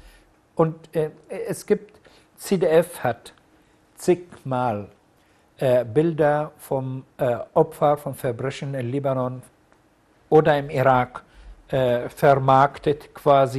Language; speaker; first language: German; non-native, fluent; Arabic